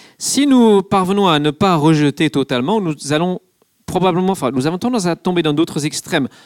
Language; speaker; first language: French; non-native, fluent; English